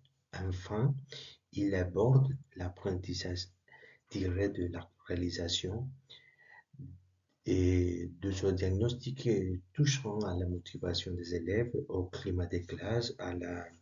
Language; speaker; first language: French; non-native, learner; Spanish